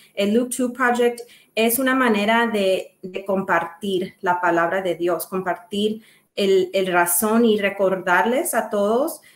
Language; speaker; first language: Spanish; early bilingual, other home language; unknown